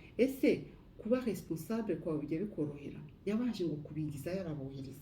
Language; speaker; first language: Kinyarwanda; native; Kinyarwanda